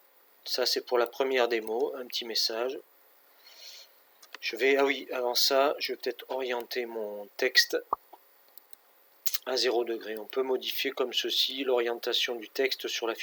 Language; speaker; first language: French; native; French